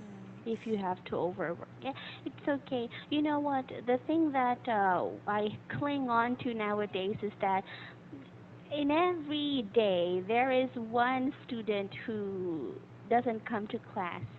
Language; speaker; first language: English; non-native, fluent; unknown